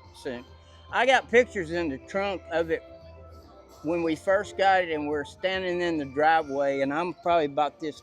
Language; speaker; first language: English; native; English